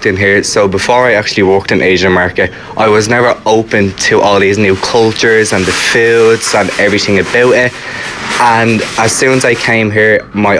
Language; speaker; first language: English; native; English